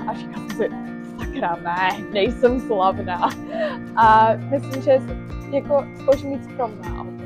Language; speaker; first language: Czech; early bilingual, heritage; Czech